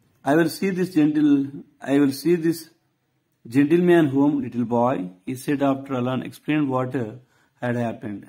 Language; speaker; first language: English; non-native, local second language; Telugu